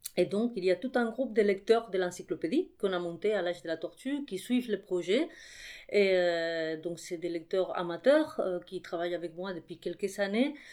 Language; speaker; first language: French; non-native, fluent; Spanish